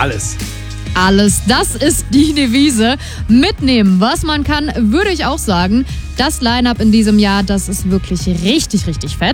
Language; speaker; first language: German; native; German